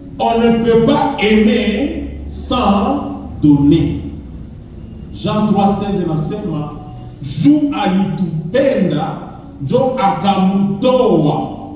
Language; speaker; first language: Swahili; native; Swahili